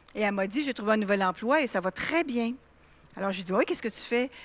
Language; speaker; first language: French; native; French